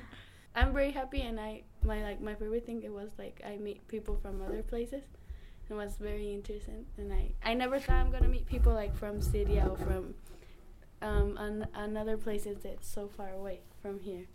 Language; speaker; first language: English; non-native, learner; Spanish